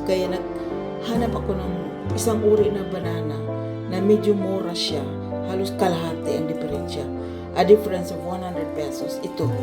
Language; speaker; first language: Filipino; non-native, local second language; Cebuano